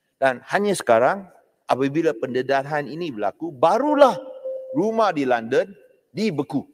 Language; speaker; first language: Malay; non-native, local second language; Chinese